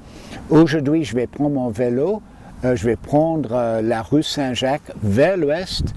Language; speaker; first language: French; non-native, local second language; English